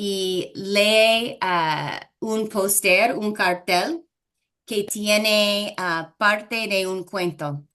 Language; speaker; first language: Spanish; non-native, fluent; English